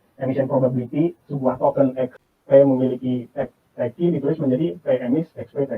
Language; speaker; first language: Indonesian; native; Indonesian